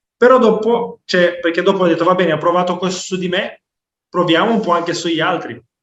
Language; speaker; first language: Italian; non-native, fluent; Romanian